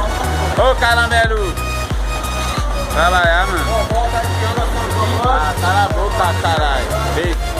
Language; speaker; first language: Portuguese; non-native, learner; Haitian Creole